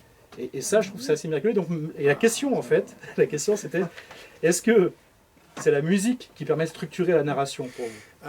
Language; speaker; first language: French; native; French